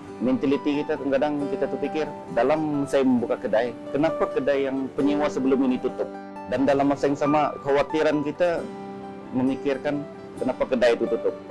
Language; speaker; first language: Malay; native; Malay